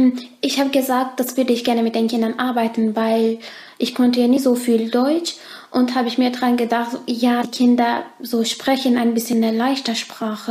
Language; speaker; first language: German; non-native, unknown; Turkish